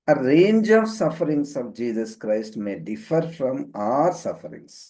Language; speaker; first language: English; non-native, local second language; Telugu